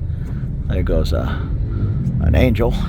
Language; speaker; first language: English; native; English